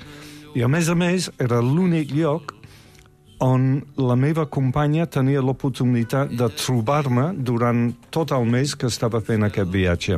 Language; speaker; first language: Catalan; non-native, fluent; English